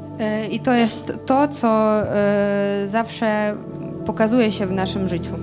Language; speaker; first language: Polish; non-native, fluent; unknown